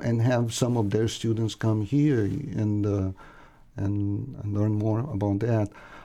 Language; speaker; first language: English; non-native, fluent; Portuguese